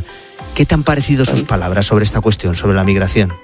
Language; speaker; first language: Spanish; native; Spanish